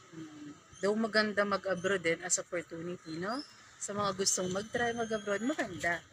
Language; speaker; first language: Filipino; native; Filipino